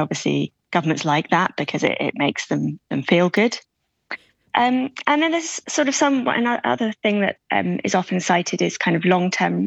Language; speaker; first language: English; native; English